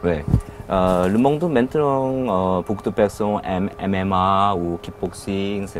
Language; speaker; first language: French; non-native, learner; Korean